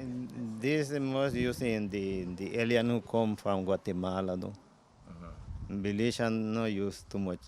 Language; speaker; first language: English; non-native, local second language; Spanish